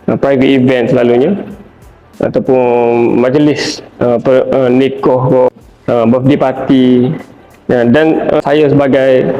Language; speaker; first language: Malay; native; Malay